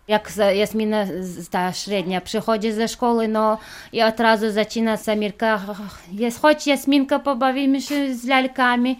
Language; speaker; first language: Polish; non-native, learner; Chechen